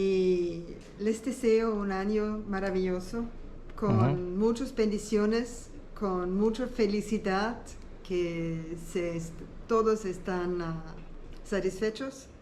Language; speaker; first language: Spanish; non-native, learner; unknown